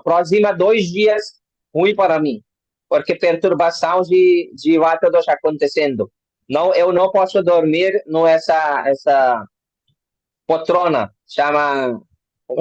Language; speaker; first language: Portuguese; non-native, learner; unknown